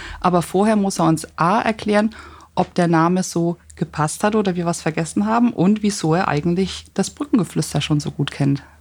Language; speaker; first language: German; native; German